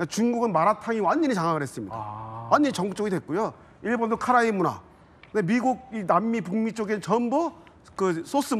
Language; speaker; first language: Korean; native; Korean